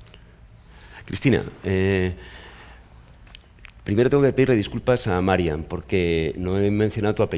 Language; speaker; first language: Spanish; native; Spanish